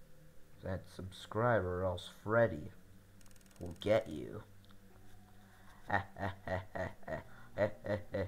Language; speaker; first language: English; native; English